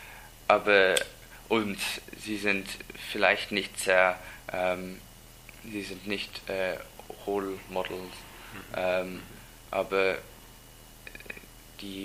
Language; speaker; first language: German; non-native, learner; English